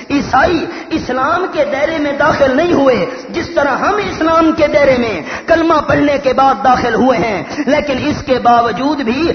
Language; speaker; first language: Urdu; native; Urdu